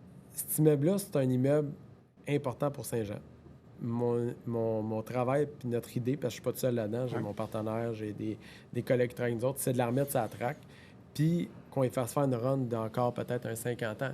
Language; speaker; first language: French; native; French